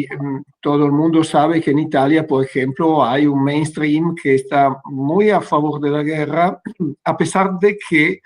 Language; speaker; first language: Spanish; non-native, fluent; Italian